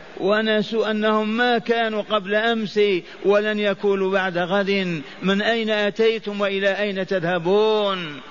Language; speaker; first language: Arabic; native; Arabic